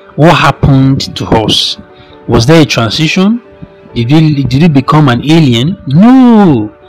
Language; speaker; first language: English; non-native, local second language; Yoruba